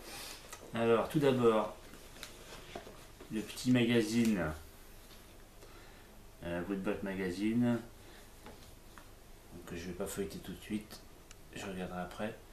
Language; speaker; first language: French; native; French